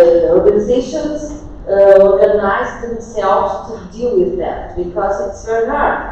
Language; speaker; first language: English; non-native, fluent; Portuguese